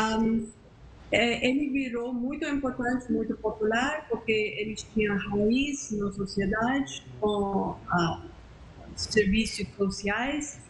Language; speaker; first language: Portuguese; non-native, fluent; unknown